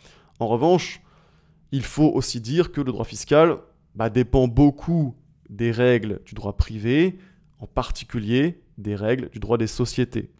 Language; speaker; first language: French; native; French